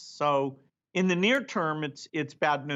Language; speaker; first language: English; native; English